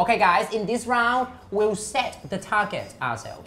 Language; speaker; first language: English; non-native, fluent; Thai